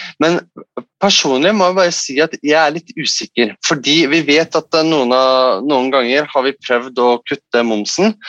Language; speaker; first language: Norwegian; non-native, fluent; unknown